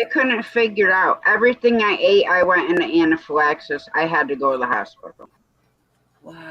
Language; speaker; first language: English; native; English